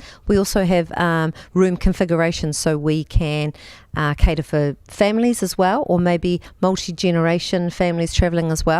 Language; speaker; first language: English; native; English